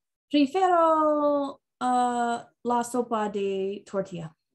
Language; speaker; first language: Spanish; non-native, learner; English